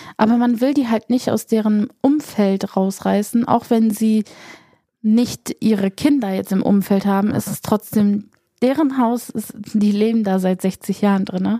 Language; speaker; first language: German; native; German